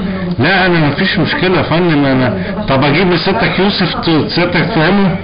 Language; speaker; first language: Arabic; native; Arabic